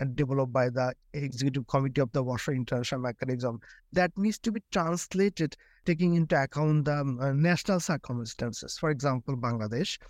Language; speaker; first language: English; non-native, local second language; Bangla